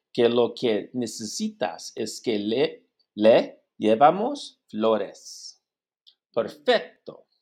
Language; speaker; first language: Spanish; non-native, learner; English